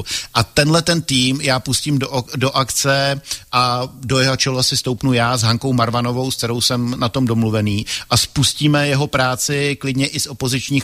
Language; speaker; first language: Czech; native; Czech